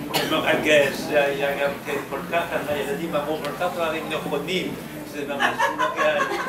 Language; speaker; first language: Hebrew; non-native, fluent; French